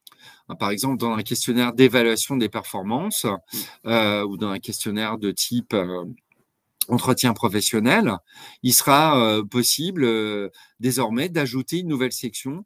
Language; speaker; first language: French; native; French